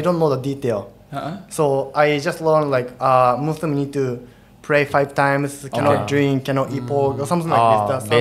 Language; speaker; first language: English; non-native, fluent; Japanese